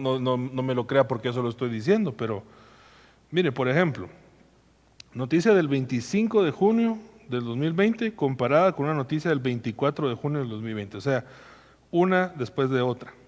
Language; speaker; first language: Spanish; native; Spanish